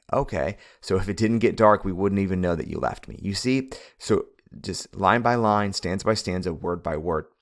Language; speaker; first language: English; native; English